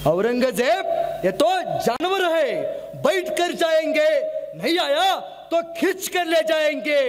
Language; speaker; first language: Hindi; non-native, local second language; Marathi